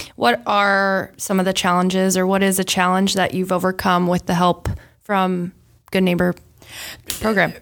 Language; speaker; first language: English; native; English